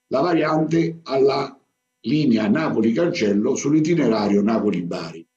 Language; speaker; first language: Italian; native; Italian